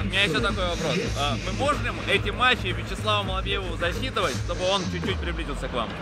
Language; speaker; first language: Russian; native; Russian